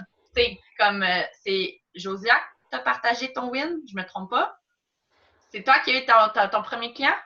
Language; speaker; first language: French; native; French